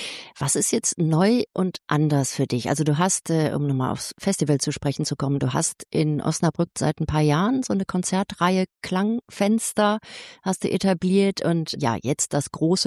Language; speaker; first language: German; native; German